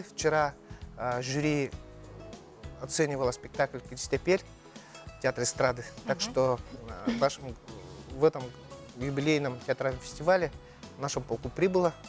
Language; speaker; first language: Russian; non-native, local second language; Yakut